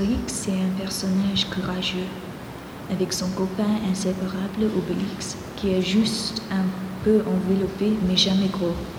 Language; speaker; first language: French; non-native, fluent; Greek